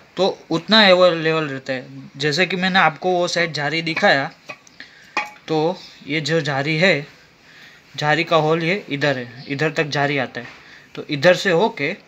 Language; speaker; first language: Hindi; native; Hindi